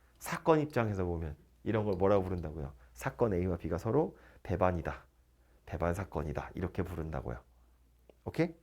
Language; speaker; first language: Korean; native; Korean